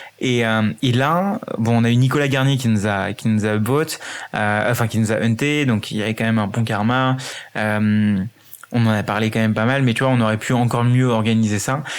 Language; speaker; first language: French; early bilingual, other home language; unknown